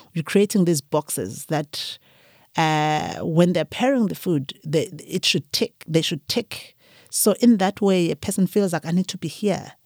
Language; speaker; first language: English; non-native, local second language; Zulu